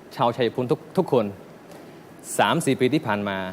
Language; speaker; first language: Thai; non-native, fluent; Khmer